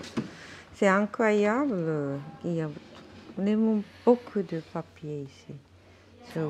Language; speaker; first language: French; non-native, learner; Japanese